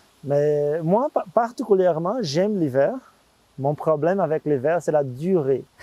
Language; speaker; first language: French; non-native, fluent; Portuguese